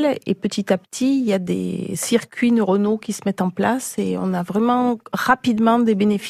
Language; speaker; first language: French; native; French